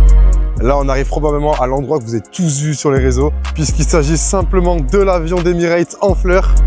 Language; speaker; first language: French; native; French